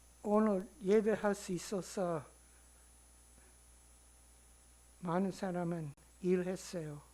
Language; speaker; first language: Korean; non-native, learner; English